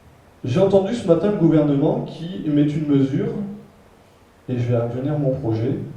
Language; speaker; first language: French; native; French